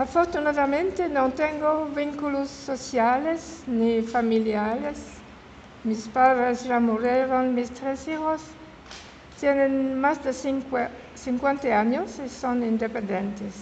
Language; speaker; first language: Spanish; non-native, learner; French